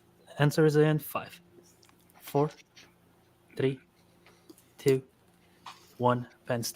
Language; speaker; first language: English; native; English